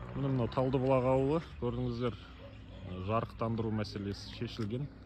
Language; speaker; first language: Kazakh; native; Kazakh